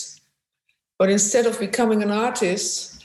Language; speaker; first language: English; non-native, fluent; German